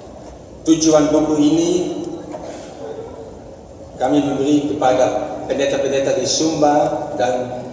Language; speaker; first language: Indonesian; non-native, fluent; Dutch